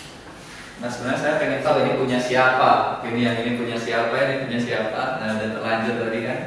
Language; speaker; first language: Indonesian; native; Indonesian